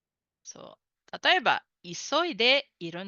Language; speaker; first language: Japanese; non-native, fluent; Filipino